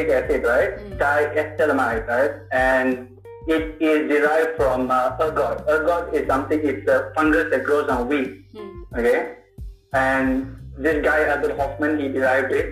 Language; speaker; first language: English; non-native, local second language; Tamil